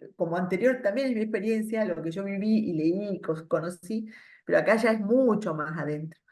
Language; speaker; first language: Spanish; non-native, local second language; German